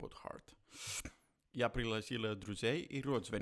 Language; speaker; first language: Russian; non-native, learner; Spanish